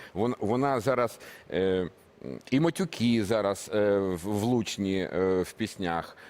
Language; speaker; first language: Ukrainian; native; Ukrainian